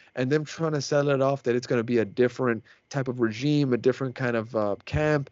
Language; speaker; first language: English; native; English